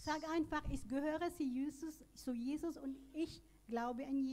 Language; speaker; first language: German; non-native, learner; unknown